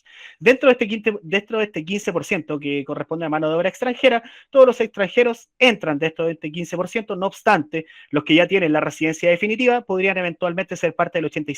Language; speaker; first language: Spanish; native; Spanish